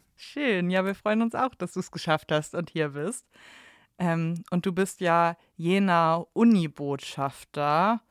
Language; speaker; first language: German; native; German